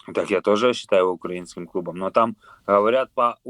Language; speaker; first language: Russian; non-native, local second language; Ukrainian